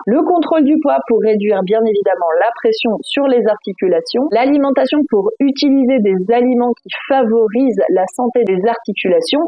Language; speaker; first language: French; native; French